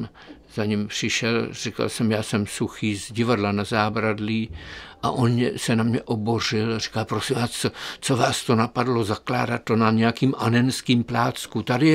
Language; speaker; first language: Czech; native; Czech